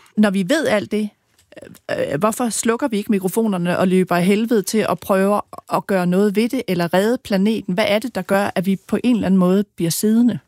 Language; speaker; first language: Danish; native; Danish